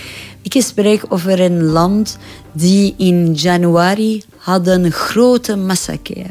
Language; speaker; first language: Dutch; non-native, fluent; Persian